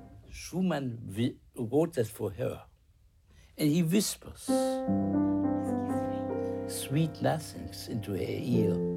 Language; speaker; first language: English; non-native, fluent; German